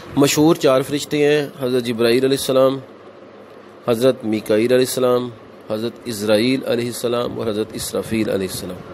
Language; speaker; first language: Urdu; non-native, local second language; Punjabi